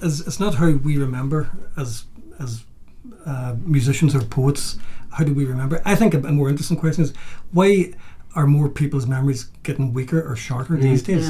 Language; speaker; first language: English; native; English